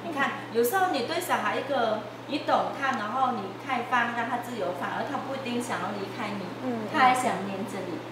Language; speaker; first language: Chinese; non-native, fluent; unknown